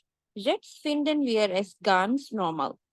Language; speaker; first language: German; non-native, learner; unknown